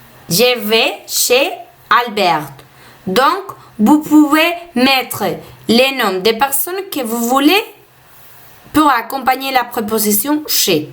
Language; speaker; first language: French; non-native, fluent; Spanish